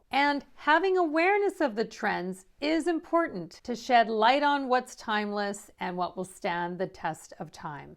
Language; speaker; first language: English; native; English